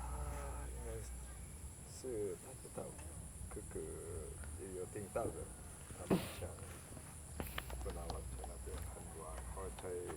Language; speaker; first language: Chinese; non-native, learner; Indonesian